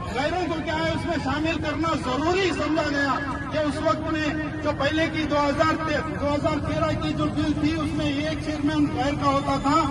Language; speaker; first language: Urdu; native; Urdu